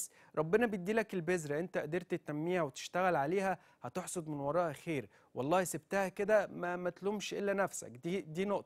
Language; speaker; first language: Arabic; native; Arabic